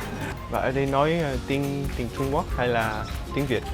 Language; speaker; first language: Vietnamese; non-native, learner; English